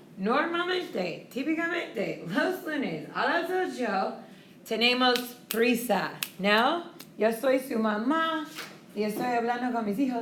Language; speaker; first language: Spanish; non-native, fluent; English